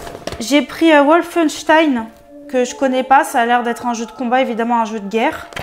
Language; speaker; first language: French; native; French